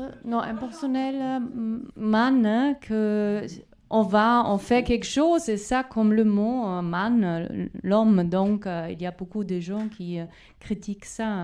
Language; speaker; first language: French; non-native, learner; German